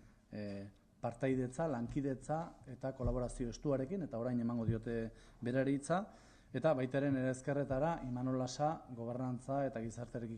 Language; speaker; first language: Basque; native; Basque